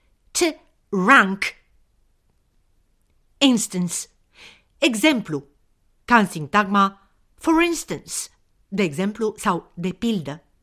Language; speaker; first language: Romanian; native; Romanian